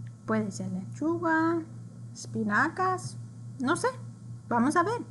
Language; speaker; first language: Spanish; early bilingual, heritage; English